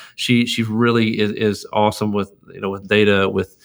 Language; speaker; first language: English; native; English